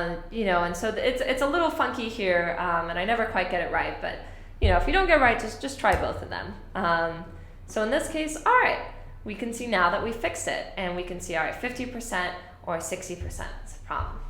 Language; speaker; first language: English; native; English